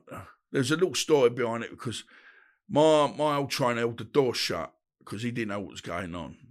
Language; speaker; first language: English; native; English